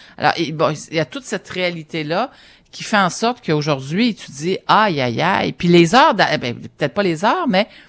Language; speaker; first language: French; native; French